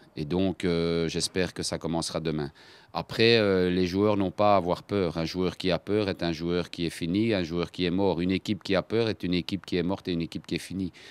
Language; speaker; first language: French; native; French